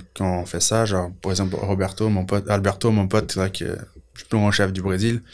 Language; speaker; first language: French; non-native, fluent; Portuguese